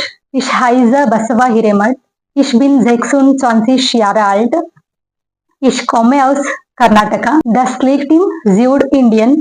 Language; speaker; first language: German; non-native, learner; Kannada